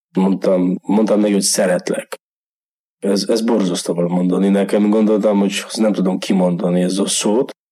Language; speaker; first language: Hungarian; non-native, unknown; Polish